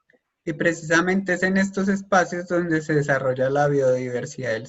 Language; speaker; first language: Spanish; native; Spanish